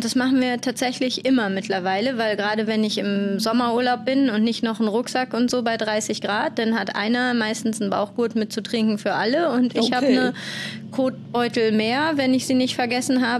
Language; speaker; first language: German; native; German